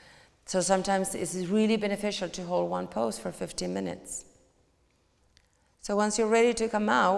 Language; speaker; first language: English; non-native, fluent; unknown